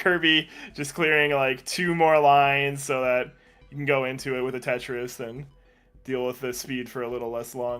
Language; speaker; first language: English; native; English